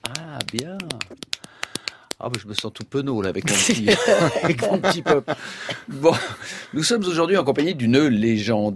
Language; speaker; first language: French; native; French